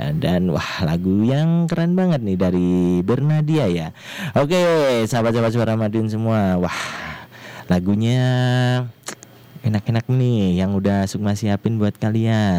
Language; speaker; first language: Indonesian; native; Indonesian